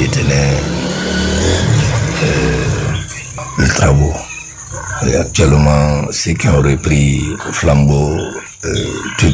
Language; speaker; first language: French; non-native, local second language; Mandingo